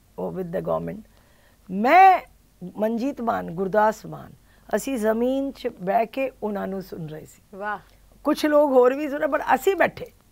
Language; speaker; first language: Punjabi; early bilingual, heritage; Punjabi